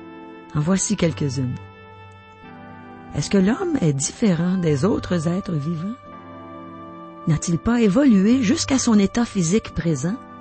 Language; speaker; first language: French; native; French